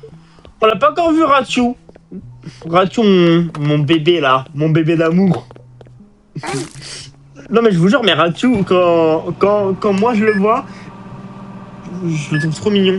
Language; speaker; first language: French; native; French